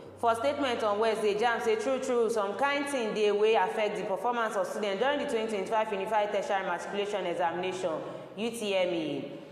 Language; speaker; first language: Nigerian Pidgin; non-native, local second language; Yoruba